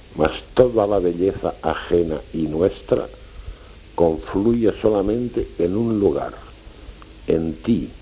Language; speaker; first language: Spanish; non-native, local second language; Catalan